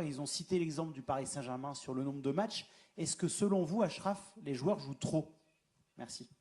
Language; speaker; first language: French; native; French